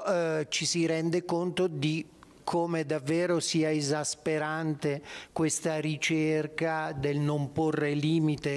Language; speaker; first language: Italian; native; Italian